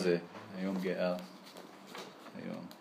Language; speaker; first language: Hebrew; non-native, learner; English